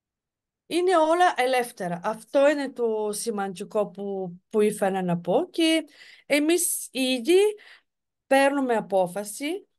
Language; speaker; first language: Greek; non-native, fluent; Bulgarian